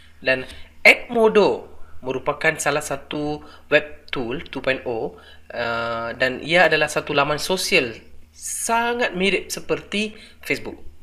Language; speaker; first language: Malay; non-native, local second language; Tamil